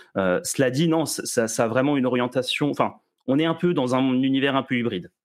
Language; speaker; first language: French; early bilingual, other home language; Serbian